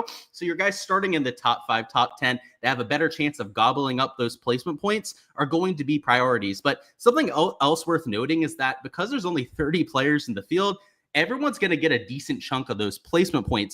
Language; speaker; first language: English; native; English